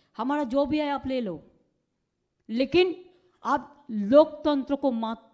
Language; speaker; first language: Hindi; non-native, local second language; Bangla